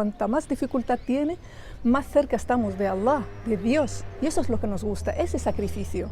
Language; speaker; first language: Spanish; early bilingual, other home language; Arabic